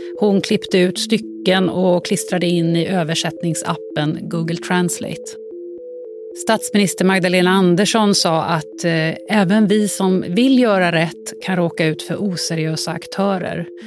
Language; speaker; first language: Swedish; native; Swedish